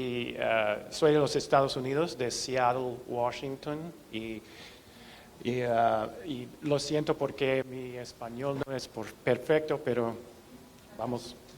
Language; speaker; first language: Spanish; non-native, learner; English